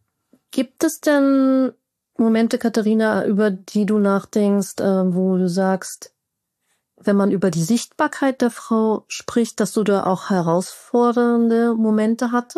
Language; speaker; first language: German; native; German